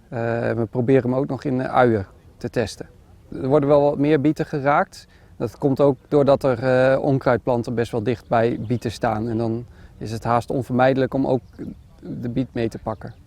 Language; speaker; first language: Dutch; native; Dutch